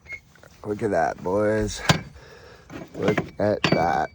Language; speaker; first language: English; native; English